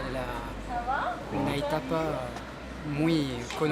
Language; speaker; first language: Spanish; non-native, learner; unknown